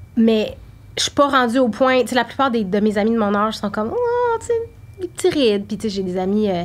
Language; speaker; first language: French; native; French